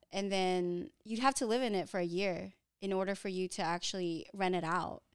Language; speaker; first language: English; early bilingual, other home language; Filipino